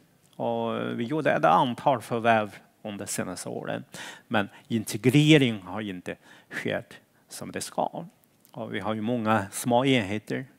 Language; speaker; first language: Swedish; non-native, fluent; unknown